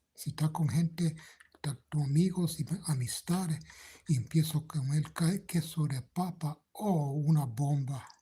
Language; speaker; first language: Spanish; non-native, fluent; English